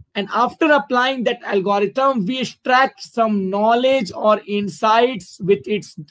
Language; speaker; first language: English; non-native, local second language; Hindi